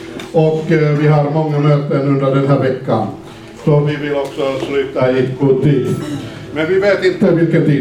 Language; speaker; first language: Swedish; non-native, fluent; Finnish